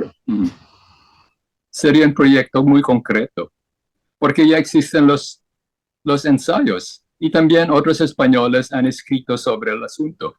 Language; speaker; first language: Spanish; non-native, fluent; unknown